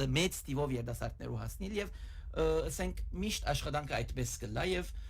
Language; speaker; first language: Armenian; native; Armenian